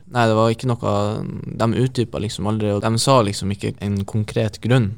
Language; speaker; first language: Norwegian; native; Norwegian